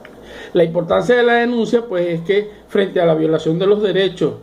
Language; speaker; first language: Spanish; native; Spanish